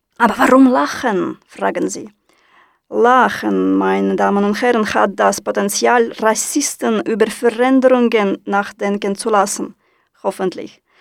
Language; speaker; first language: German; non-native, fluent; Russian